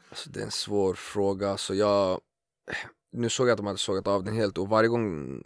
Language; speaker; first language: Swedish; early bilingual, other home language; Kurdish